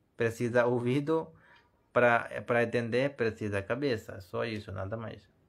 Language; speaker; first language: Portuguese; non-native, learner; Hindi